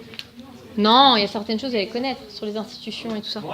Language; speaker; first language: French; native; French